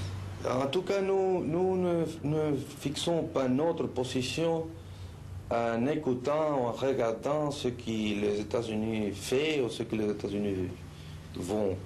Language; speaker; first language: French; non-native, local second language; Spanish